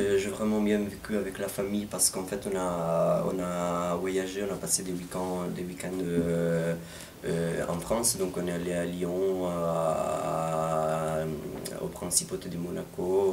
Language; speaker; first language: French; non-native, fluent; Italian